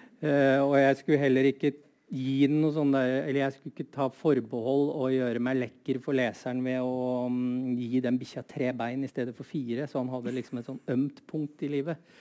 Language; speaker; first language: Norwegian; native; Norwegian